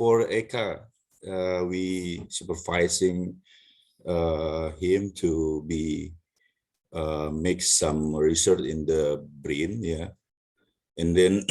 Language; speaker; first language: English; non-native, learner; Indonesian